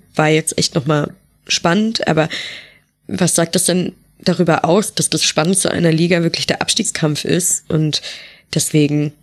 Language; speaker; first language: German; native; German